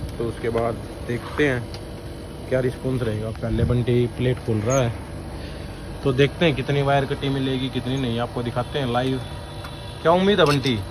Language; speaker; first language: Hindi; native; Hindi